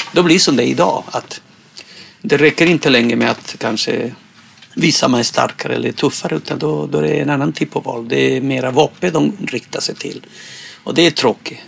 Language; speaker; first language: Swedish; non-native, fluent; Spanish